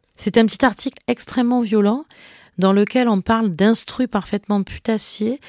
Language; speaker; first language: French; native; French